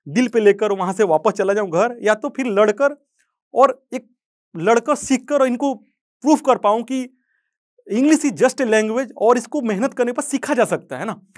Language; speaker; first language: Hindi; native; Hindi